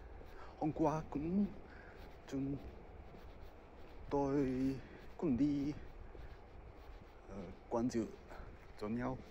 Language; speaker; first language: Vietnamese; non-native, learner; Japanese